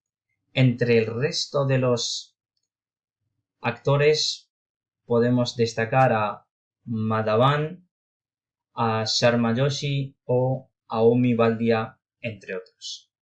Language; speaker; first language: Spanish; non-native, fluent; Urdu